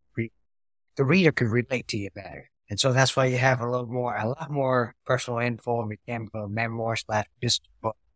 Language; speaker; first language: English; non-native, fluent; Vietnamese